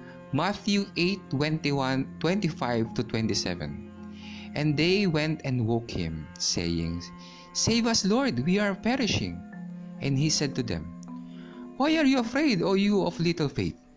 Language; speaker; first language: English; non-native, local second language; Filipino